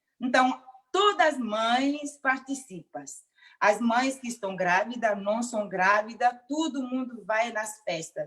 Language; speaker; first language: Portuguese; non-native, local second language; Mandingo